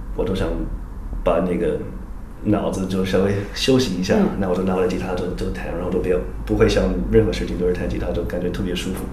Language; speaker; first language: Chinese; non-native, fluent; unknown